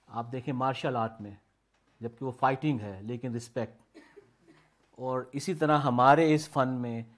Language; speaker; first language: Urdu; native; Urdu